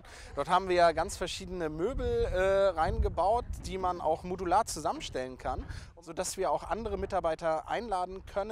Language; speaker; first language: German; native; German